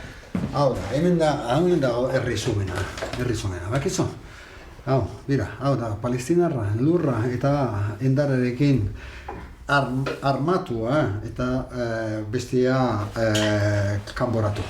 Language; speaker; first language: Basque; non-native, learner; Arabic